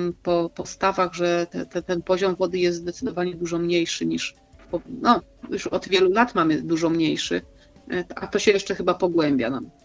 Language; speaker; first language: Polish; native; Polish